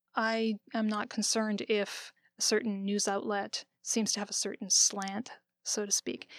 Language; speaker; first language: English; native; English